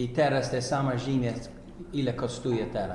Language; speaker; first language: Polish; early bilingual, heritage; English